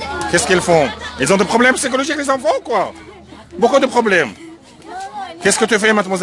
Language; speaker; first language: French; non-native, fluent; Arabic